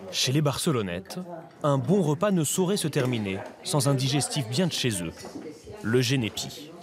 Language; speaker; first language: French; native; French